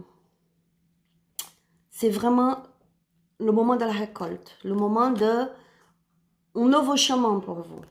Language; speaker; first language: French; non-native, learner; Spanish